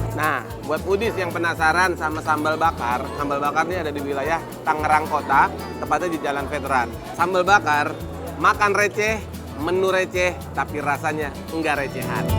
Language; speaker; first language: Indonesian; native; Indonesian